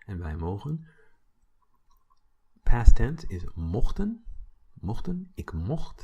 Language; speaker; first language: Dutch; non-native, fluent; English